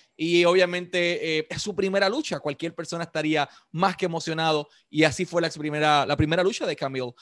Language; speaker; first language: Spanish; native; Spanish